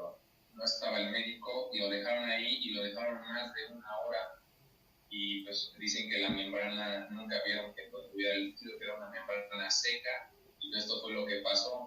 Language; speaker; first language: Spanish; native; Spanish